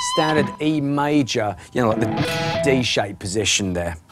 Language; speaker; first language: English; native; English